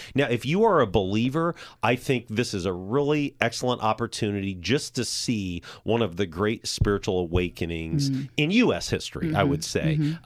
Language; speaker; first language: English; native; English